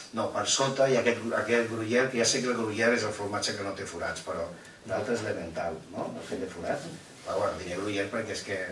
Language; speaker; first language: Catalan; non-native, local second language; Spanish